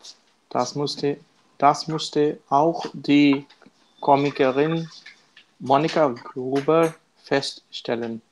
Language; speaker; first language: German; non-native, learner; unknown